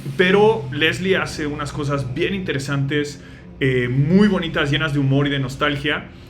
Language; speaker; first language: Spanish; native; Spanish